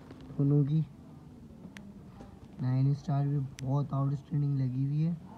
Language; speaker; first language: Hindi; native; Hindi